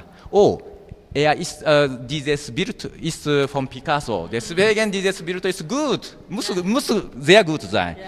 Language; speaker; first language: German; non-native, learner; Japanese